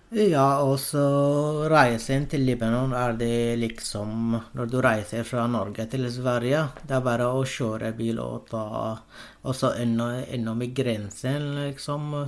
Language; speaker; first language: Norwegian; non-native, fluent; Arabic